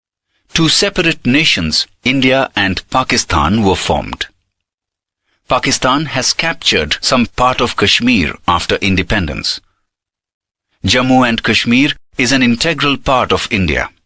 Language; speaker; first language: English; non-native, local second language; Gujarati